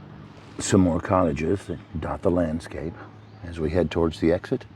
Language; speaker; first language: English; native; English